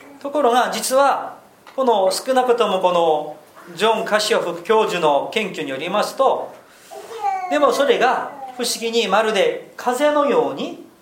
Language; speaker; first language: Japanese; non-native, fluent; Korean